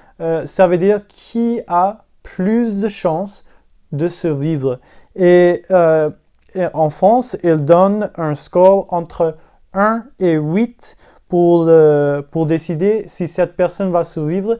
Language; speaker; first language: French; non-native, learner; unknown